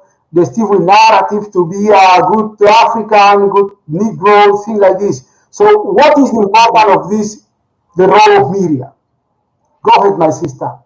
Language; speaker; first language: English; non-native, learner; Spanish